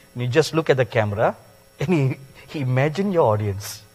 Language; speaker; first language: English; non-native, local second language; Tamil